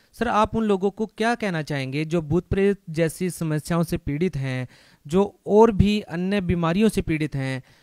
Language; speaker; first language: Hindi; native; Hindi